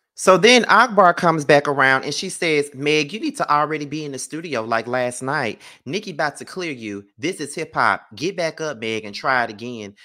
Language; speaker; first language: English; native; English